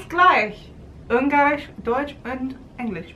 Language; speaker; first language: German; non-native, learner; English